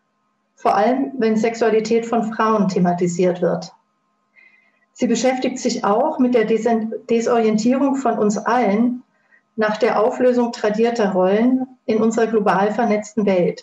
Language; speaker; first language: German; native; German